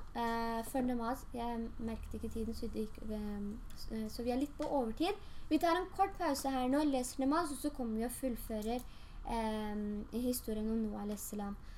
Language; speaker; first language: Norwegian; early bilingual, other home language; Urdu